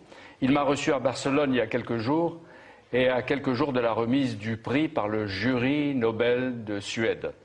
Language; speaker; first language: French; native; French